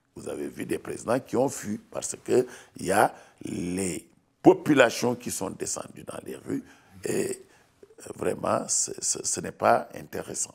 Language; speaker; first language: French; non-native, local second language; Wolof